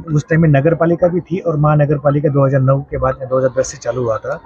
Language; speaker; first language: Hindi; non-native, local second language; Marathi